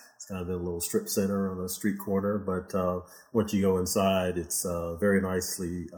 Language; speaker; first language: English; native; English